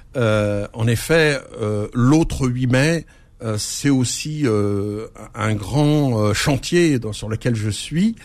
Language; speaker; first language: French; early bilingual, other home language; Arabic